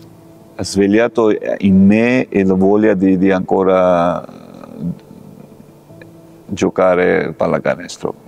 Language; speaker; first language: Italian; non-native, fluent; Georgian